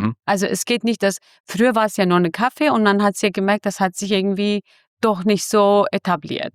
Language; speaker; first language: German; non-native, fluent; Kurdish